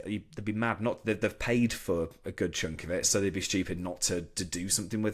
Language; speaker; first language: English; native; English